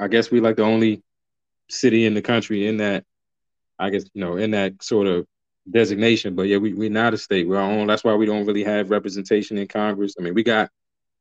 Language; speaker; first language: English; native; English